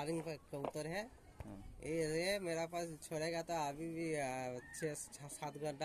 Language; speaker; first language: Hindi; non-native, local second language; Bangla